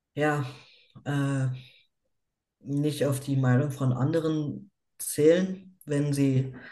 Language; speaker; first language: German; native; German